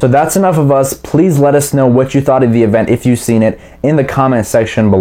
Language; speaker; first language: English; native; English